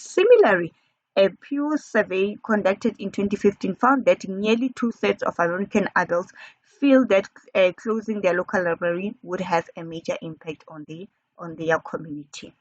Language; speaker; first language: English; non-native, local second language; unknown